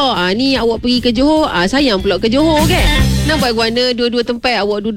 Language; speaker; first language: Malay; native; Malay